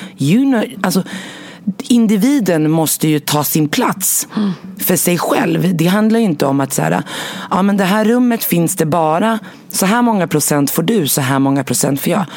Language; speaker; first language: Swedish; early bilingual, other home language; Arabic